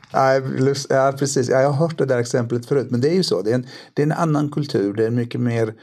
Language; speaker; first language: Swedish; early bilingual, other home language; Polish